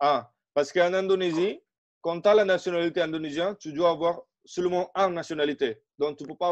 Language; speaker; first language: French; non-native, fluent; Indonesian